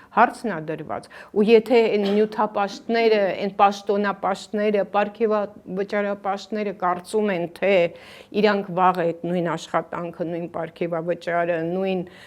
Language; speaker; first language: Armenian; native; Armenian